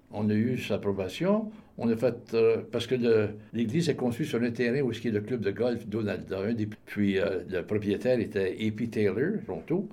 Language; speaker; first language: French; native; French